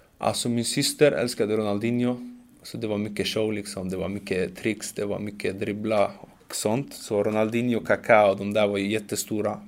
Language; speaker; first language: Swedish; early bilingual, other home language; Macedonian